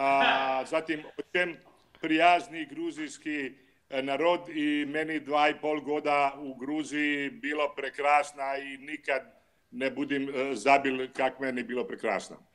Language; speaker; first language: Russian; non-native, learner; Croatian